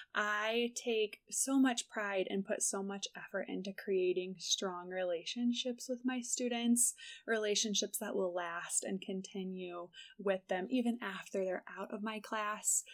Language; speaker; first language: English; native; English